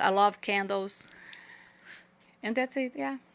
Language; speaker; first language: English; non-native, learner; Portuguese